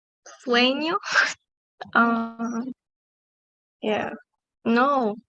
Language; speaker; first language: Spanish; non-native, learner; English